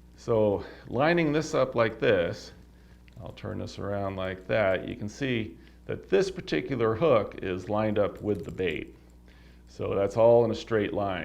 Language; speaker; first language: English; native; English